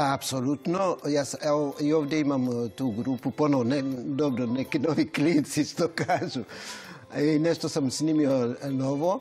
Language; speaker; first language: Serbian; non-native, fluent; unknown